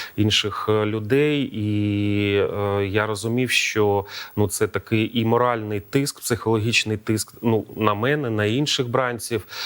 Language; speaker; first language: Ukrainian; native; Ukrainian